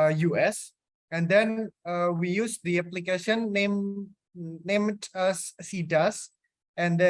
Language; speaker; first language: English; non-native, fluent; Indonesian